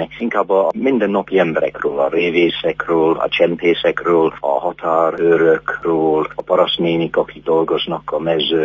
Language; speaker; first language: Hungarian; non-native, fluent; English